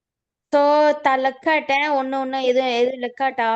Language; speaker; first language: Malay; non-native, local second language; Tamil